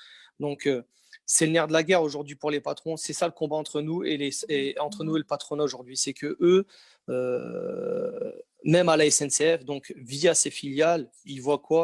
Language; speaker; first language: French; native; French